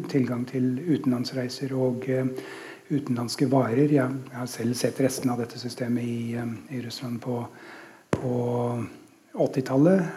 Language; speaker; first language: Norwegian; non-native, fluent; English